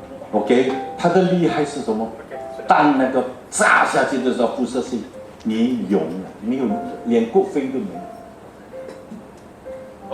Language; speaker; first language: Chinese; early bilingual, heritage; Chinese